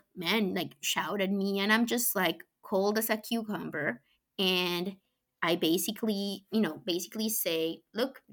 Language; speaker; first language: English; non-native, fluent; Spanish